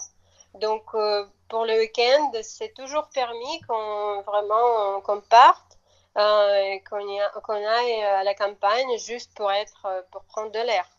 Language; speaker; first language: French; non-native, fluent; Russian